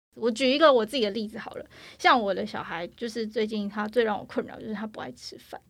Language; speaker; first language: Chinese; native; Chinese